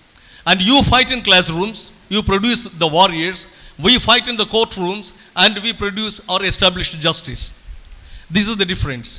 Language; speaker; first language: English; non-native, local second language; Tamil